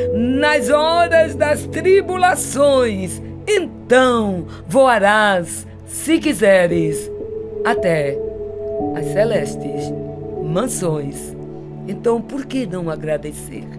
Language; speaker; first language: Portuguese; native; Portuguese